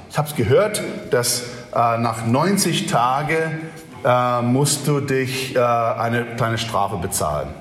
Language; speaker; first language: German; non-native, fluent; English